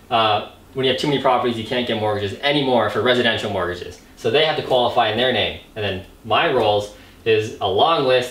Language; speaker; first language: English; native; English